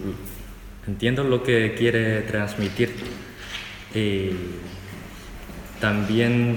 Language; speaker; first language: Spanish; non-native, learner; Chinese